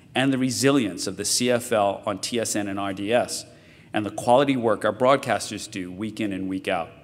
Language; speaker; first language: English; native; English